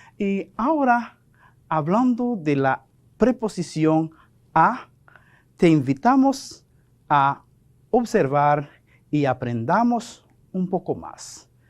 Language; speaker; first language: Spanish; non-native, fluent; French